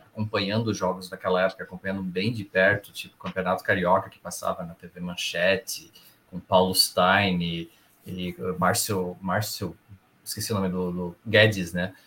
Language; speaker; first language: Portuguese; early bilingual, other home language; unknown